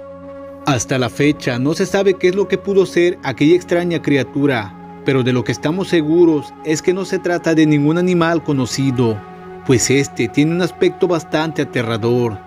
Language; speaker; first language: Spanish; native; Spanish